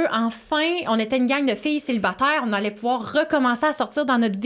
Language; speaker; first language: French; native; French